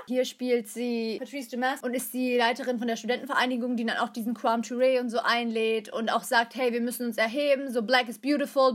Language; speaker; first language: German; early bilingual, other home language; Turkish